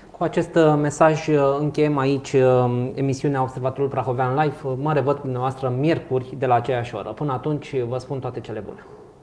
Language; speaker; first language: Romanian; native; Romanian